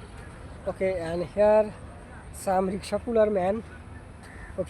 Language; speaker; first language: English; non-native, learner; Bangla